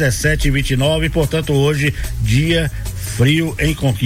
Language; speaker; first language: Portuguese; native; Portuguese